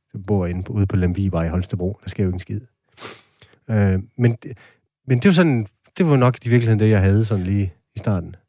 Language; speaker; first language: Danish; native; Danish